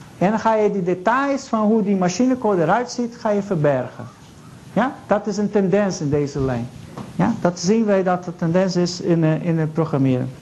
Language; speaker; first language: Dutch; non-native, fluent; Portuguese